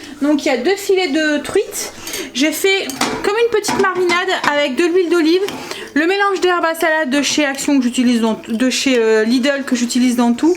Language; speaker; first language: French; native; French